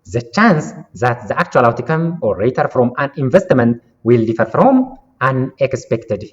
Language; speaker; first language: English; non-native, local second language; Amharic